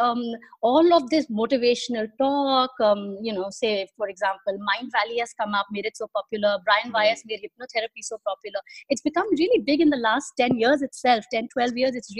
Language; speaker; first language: English; non-native, local second language; Hindi